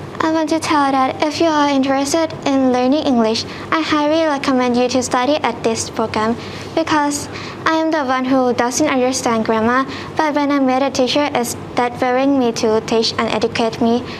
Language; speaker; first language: English; non-native, learner; Thai